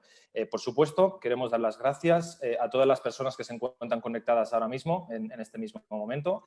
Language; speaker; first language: Spanish; native; Spanish